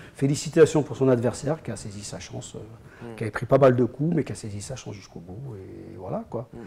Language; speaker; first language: French; native; French